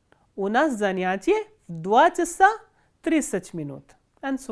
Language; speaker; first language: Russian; non-native, fluent; Hindi